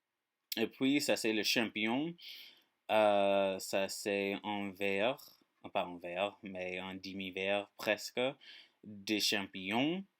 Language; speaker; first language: French; non-native, learner; English